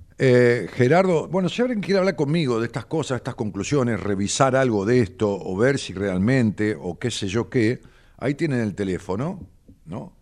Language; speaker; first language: Spanish; native; Spanish